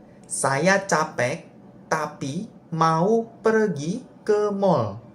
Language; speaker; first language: Indonesian; non-native, fluent; Korean